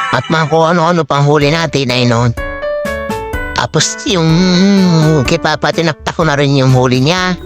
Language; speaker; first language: Filipino; native; Filipino